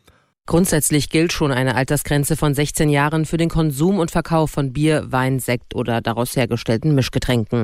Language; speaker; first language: German; native; German